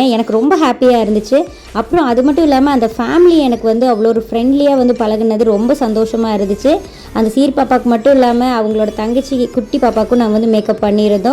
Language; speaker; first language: Tamil; native; Tamil